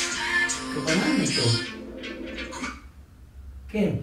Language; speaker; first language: Indonesian; non-native, learner; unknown